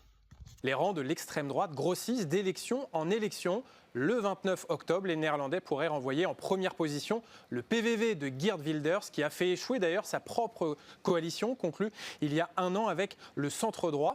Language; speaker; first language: French; native; French